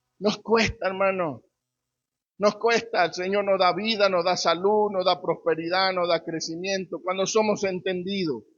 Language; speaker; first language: Spanish; native; Spanish